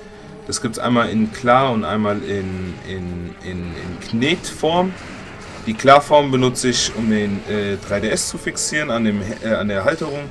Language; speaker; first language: German; native; German